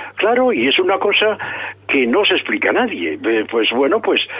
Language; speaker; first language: Spanish; native; Spanish